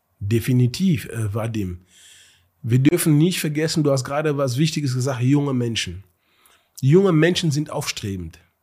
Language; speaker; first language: German; early bilingual, other home language; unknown